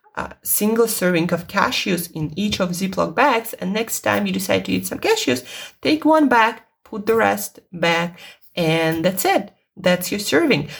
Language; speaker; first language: English; non-native, fluent; Russian